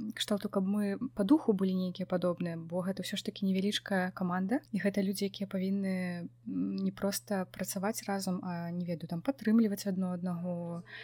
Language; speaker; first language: Belarusian; native; Belarusian